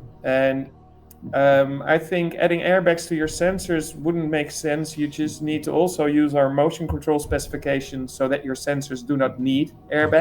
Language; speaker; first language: English; non-native, fluent; Dutch